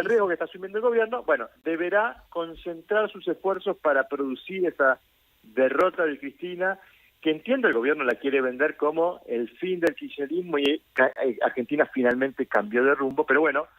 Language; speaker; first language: Spanish; native; Spanish